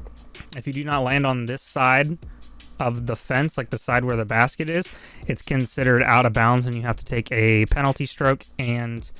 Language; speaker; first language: English; native; English